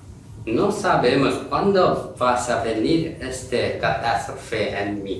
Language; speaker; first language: Spanish; non-native, learner; Korean